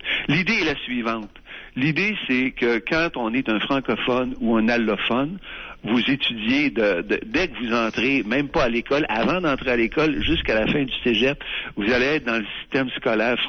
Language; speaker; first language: French; native; French